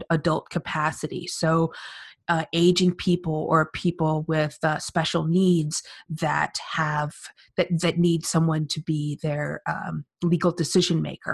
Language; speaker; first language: English; native; English